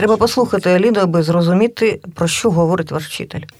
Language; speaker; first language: Ukrainian; native; Ukrainian